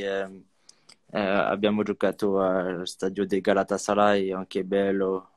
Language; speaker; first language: Italian; non-native, learner; French